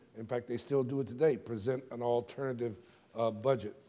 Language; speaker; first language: English; native; English